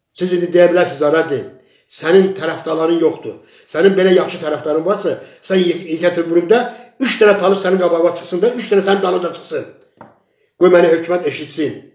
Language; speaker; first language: Azerbaijani; non-native, local second language; Talysh